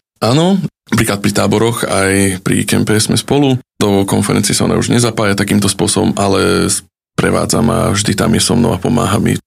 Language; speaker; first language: Slovak; native; Slovak